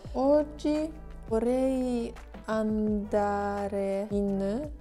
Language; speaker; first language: Italian; non-native, learner; Polish